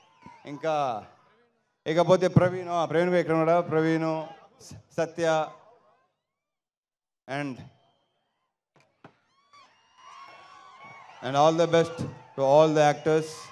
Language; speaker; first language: Telugu; native; Telugu